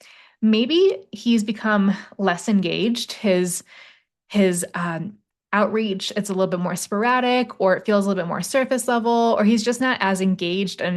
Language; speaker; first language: English; native; English